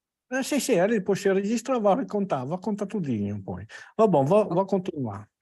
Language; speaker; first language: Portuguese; non-native, learner; Italian